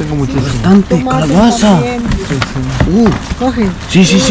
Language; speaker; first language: Spanish; non-native, learner; Filipino